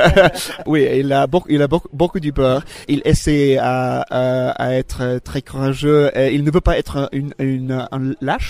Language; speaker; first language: French; non-native, learner; English